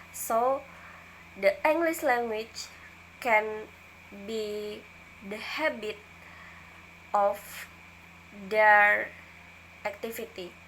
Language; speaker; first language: English; non-native, learner; Indonesian